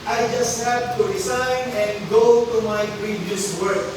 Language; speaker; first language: English; non-native, local second language; Filipino